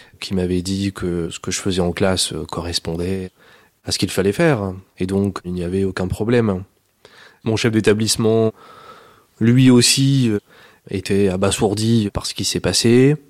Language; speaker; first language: French; native; French